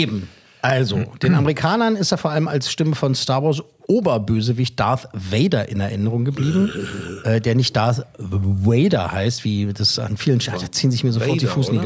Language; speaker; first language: German; native; German